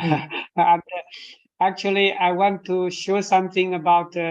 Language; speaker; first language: English; non-native, fluent; Chinese